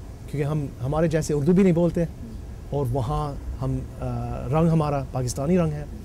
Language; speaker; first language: Urdu; early bilingual, other home language; English